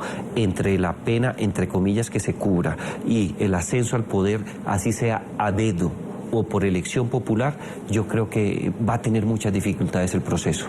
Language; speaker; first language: Spanish; native; Spanish